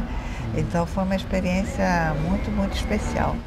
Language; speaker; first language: Portuguese; early bilingual, other home language; Italian